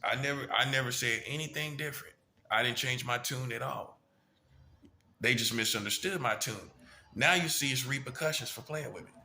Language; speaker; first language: English; native; English